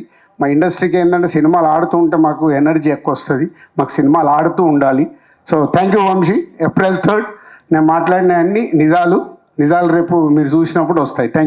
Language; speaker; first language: Telugu; native; Telugu